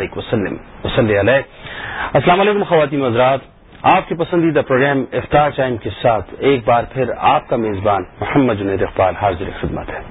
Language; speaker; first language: Urdu; native; Urdu